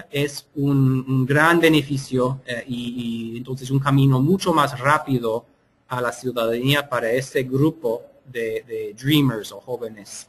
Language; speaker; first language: Spanish; non-native, fluent; English